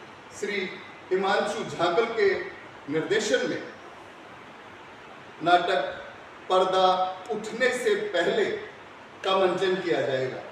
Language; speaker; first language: Hindi; native; Hindi